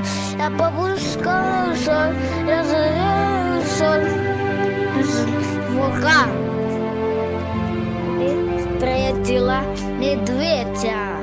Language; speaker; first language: Russian; non-native, local second language; Yakut